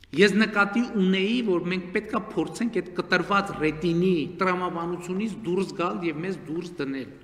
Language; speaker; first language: Armenian; native; Armenian